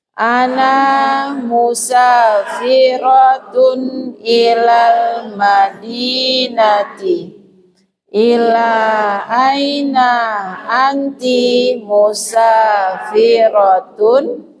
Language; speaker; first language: Arabic; non-native, fluent; Indonesian